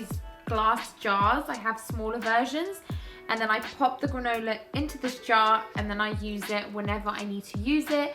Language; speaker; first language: English; native; English